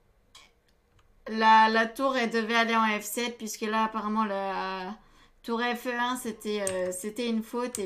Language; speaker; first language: French; native; French